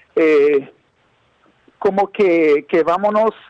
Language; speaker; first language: Spanish; non-native, fluent; German